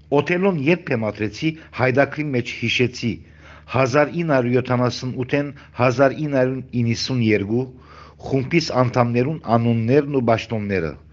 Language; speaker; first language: Armenian; early bilingual, heritage; Armenian